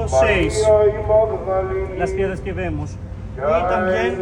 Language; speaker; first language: Spanish; non-native, fluent; Greek